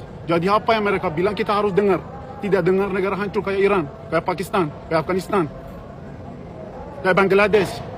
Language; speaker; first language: Indonesian; non-native, learner; Persian